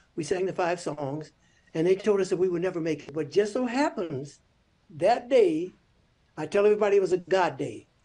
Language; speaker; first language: English; native; English